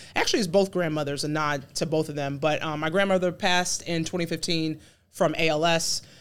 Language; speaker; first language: English; early bilingual, other home language; Akan